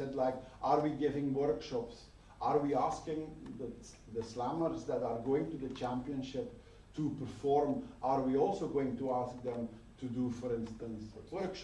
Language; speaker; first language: English; non-native, fluent; Dutch